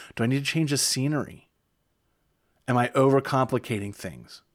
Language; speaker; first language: English; native; English